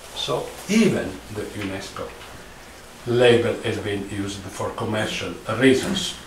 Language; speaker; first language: English; non-native, fluent; Italian